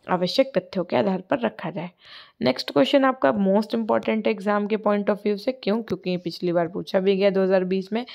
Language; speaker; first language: Hindi; native; Hindi